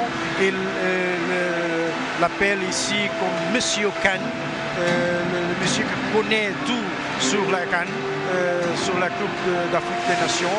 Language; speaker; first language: French; non-native, fluent; Portuguese